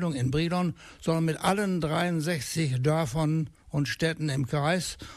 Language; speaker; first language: German; native; German